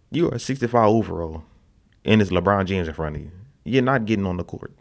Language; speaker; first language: English; native; English